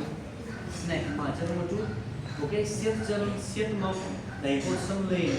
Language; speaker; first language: Vietnamese; non-native, learner; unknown